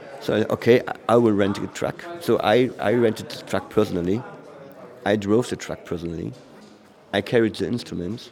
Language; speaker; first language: English; non-native, fluent; German